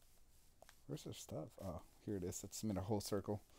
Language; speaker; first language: English; native; English